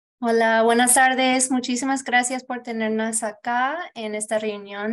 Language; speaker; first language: Spanish; early bilingual, heritage; Spanish